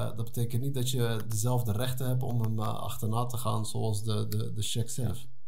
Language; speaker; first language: Dutch; early bilingual, other home language; Arabic